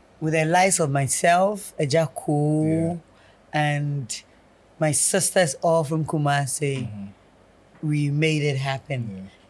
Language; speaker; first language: English; non-native, local second language; Akan